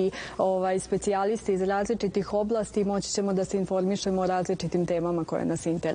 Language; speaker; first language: Serbian; native; Serbian